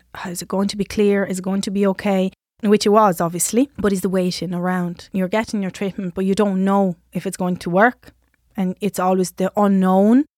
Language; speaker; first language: English; non-native, fluent; Italian